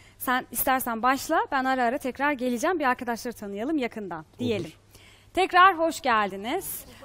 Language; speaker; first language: Turkish; native; Turkish